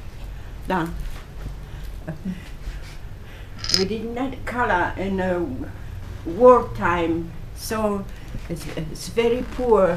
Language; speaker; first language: English; non-native, fluent; Italian